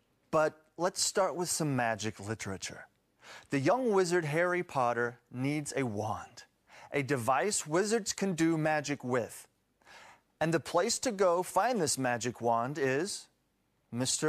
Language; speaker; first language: English; native; English